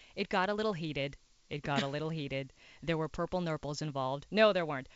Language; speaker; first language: English; native; English